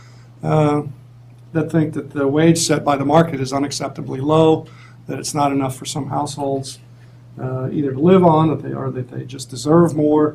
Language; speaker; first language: English; native; English